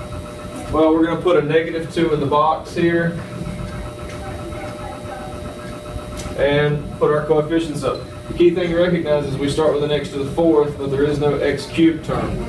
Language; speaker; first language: English; native; English